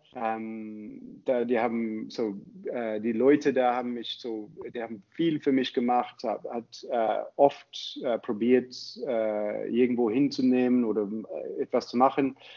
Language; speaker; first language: German; non-native, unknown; English